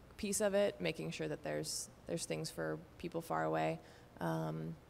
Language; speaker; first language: English; native; English